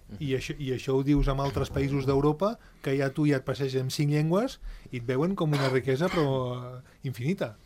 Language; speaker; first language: Catalan; native; Catalan